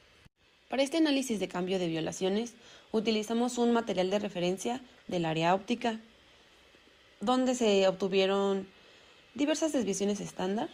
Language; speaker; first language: Spanish; native; Spanish